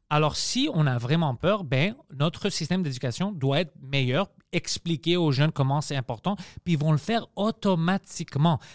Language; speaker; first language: French; early bilingual, other home language; Greek